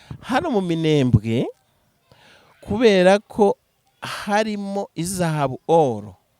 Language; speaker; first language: Kinyarwanda; native; Kinyarwanda